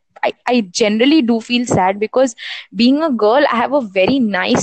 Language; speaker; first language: English; non-native, local second language; Hindi